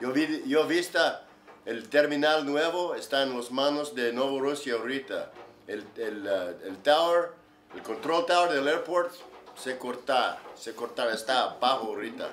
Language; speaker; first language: Spanish; non-native, learner; English